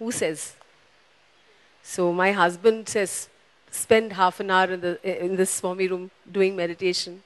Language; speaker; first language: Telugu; non-native, local second language; Tamil